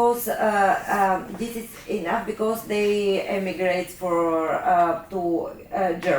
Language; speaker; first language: English; non-native, learner; Bulgarian